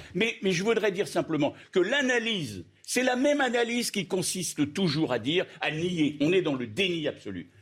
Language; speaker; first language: French; native; French